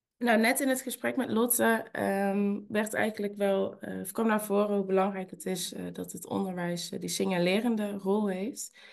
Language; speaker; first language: Dutch; native; Dutch